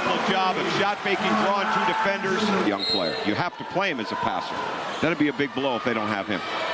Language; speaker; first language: English; native; English